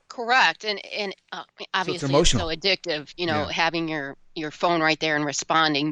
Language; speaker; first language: English; native; English